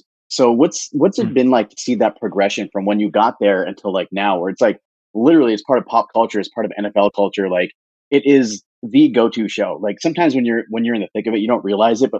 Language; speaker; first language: English; native; English